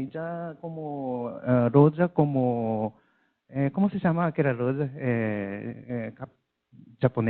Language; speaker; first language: Portuguese; non-native, learner; Japanese